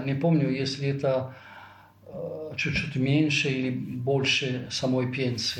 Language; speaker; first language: Russian; non-native, fluent; Italian